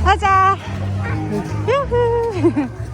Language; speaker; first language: Korean; early bilingual, other home language; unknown